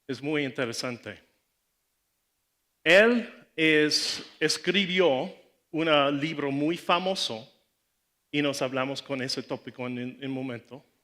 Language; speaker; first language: Spanish; non-native, learner; English